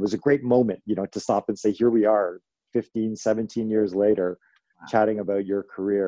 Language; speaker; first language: English; native; English